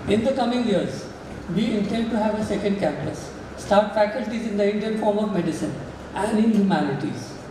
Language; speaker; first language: English; non-native, local second language; Marathi